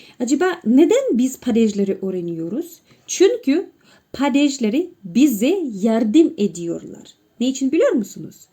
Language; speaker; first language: Turkish; non-native, fluent; Russian